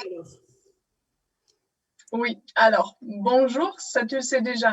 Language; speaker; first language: French; non-native, fluent; German